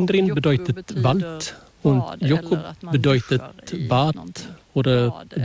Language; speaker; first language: Swedish; non-native, learner; German